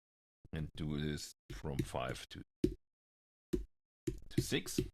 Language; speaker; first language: English; non-native, fluent; German